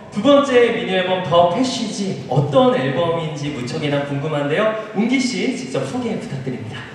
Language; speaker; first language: Korean; native; Korean